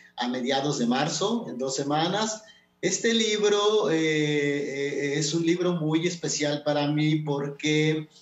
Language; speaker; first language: Spanish; non-native, local second language; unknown